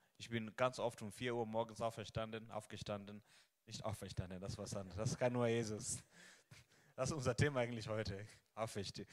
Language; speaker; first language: German; non-native, fluent; Swahili